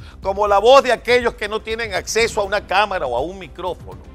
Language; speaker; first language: Spanish; native; Spanish